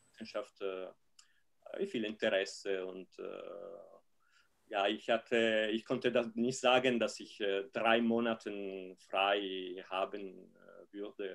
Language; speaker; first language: German; non-native, fluent; Italian